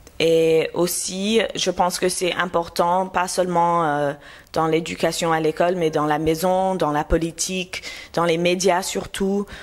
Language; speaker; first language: French; non-native, fluent; English